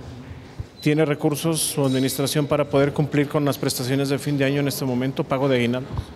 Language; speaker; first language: Spanish; native; Spanish